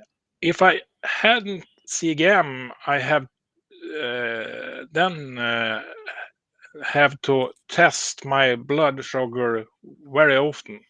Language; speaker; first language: English; non-native, learner; Swedish